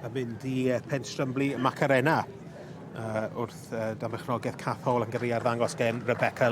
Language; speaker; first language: Welsh; native; Welsh